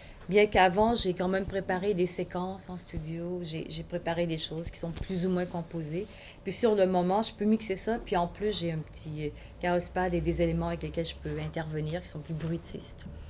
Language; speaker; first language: French; native; French